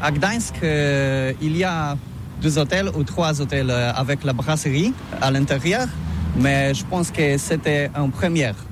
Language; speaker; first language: French; non-native, learner; Polish